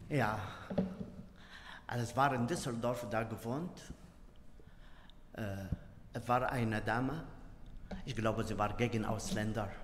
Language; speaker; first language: German; non-native, learner; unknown